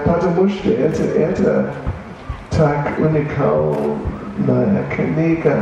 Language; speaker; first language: Russian; non-native, learner; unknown